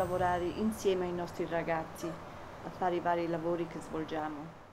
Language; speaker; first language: Italian; early bilingual, heritage; Italian